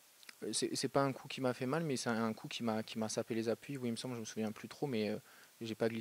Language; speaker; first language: French; native; French